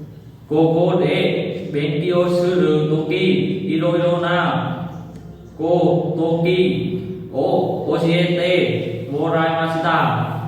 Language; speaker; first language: Japanese; non-native, learner; Vietnamese